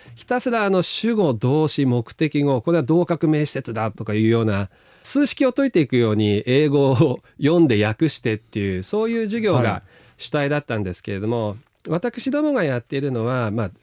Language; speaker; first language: Japanese; native; Japanese